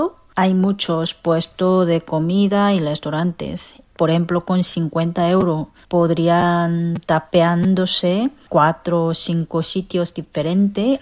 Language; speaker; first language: Spanish; non-native, fluent; Korean